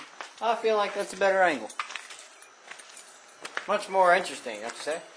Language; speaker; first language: English; native; English